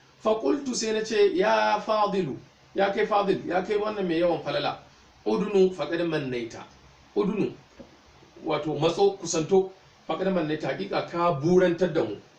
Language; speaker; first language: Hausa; native; Hausa